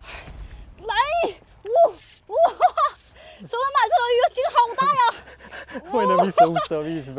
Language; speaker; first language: Chinese; native; Chinese